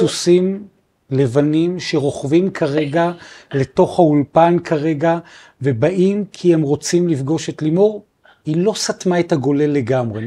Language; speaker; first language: Hebrew; native; Hebrew